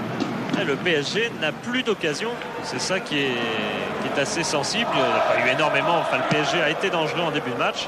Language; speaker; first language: French; native; French